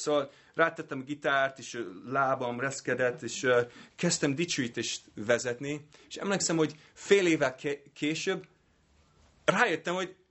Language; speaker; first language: Hungarian; non-native, fluent; English